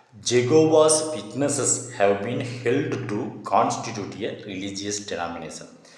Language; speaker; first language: English; non-native, local second language; Tamil